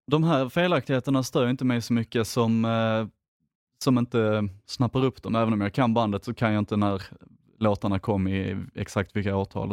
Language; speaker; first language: Swedish; native; Swedish